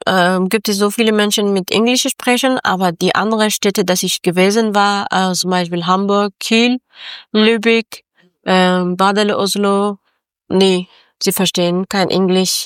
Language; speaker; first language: German; non-native, learner; Persian